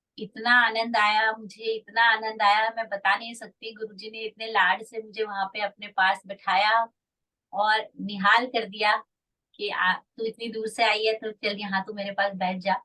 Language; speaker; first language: Hindi; native; Hindi